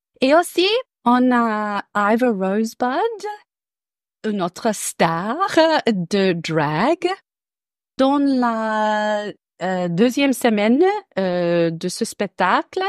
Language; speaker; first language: French; non-native, learner; English